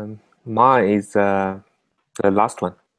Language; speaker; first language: English; non-native, fluent; Chinese